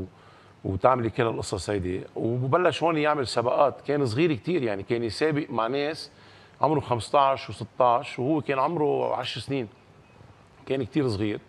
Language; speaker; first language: Arabic; native; Arabic